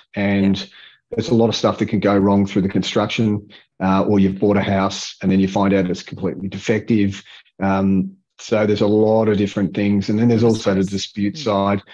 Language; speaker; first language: English; native; English